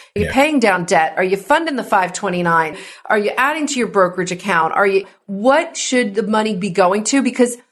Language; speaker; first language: English; native; English